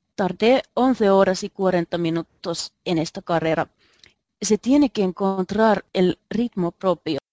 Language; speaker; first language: Spanish; non-native, learner; Finnish